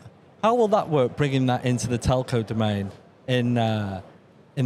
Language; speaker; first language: English; native; English